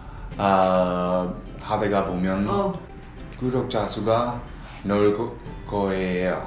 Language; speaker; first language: Korean; non-native, learner; English